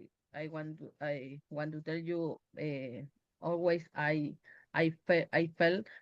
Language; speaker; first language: English; non-native, learner; Spanish